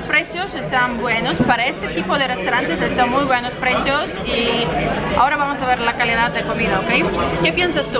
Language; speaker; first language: Spanish; non-native, learner; Russian